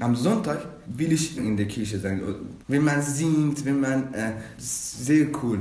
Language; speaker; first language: German; non-native, learner; Persian